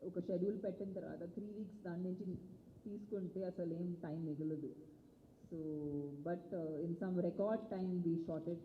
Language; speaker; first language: Telugu; non-native, fluent; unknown